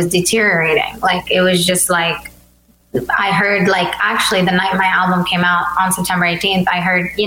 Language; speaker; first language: English; early bilingual, other home language; Albanian